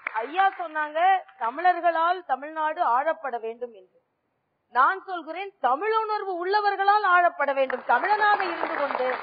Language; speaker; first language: Tamil; native; Tamil